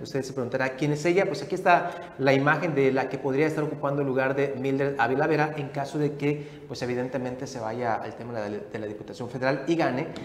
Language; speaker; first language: Spanish; native; Spanish